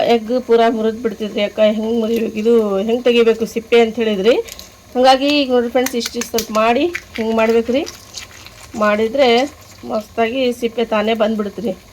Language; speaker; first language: Kannada; non-native, local second language; Urdu